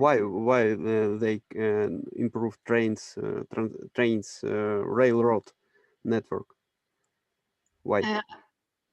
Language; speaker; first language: English; non-native, learner; Russian